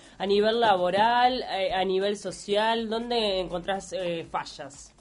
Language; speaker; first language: Spanish; native; Spanish